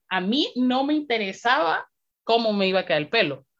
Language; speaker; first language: Spanish; native; Spanish